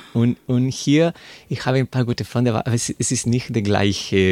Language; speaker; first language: German; non-native, learner; Spanish